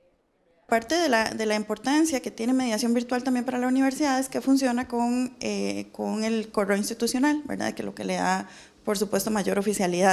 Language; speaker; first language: Spanish; native; Spanish